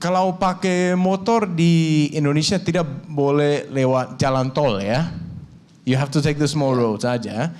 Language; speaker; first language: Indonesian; non-native, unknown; Danish